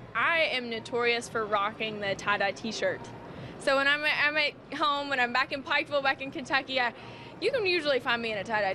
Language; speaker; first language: English; native; English